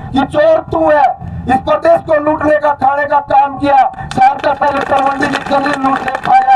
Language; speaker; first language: Hindi; native; Hindi